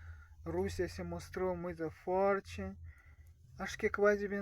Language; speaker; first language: Portuguese; non-native, learner; Russian